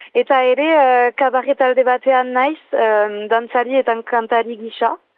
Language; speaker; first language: Basque; non-native, local second language; French